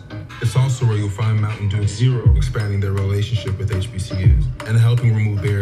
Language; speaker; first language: English; native; English